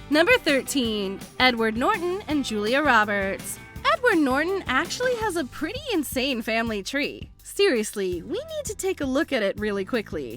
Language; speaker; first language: English; native; English